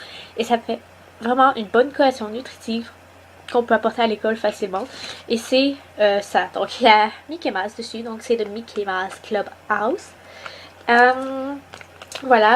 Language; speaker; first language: French; native; French